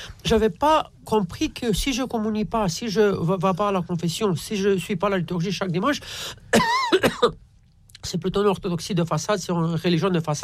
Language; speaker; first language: French; non-native, fluent; Romanian